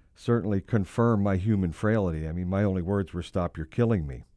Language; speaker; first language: English; native; English